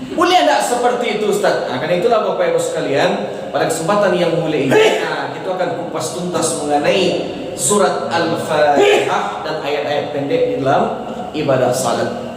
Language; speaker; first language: Malay; non-native, local second language; Minangkabau